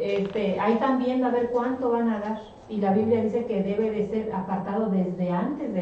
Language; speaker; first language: Spanish; native; Spanish